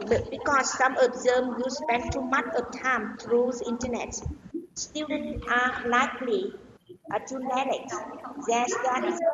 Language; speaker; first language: English; non-native, learner; Vietnamese